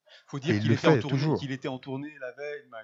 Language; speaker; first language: French; native; French